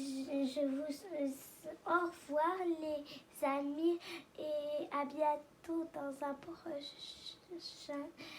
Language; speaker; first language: French; non-native, learner; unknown